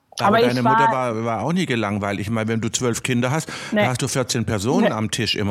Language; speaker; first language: German; native; German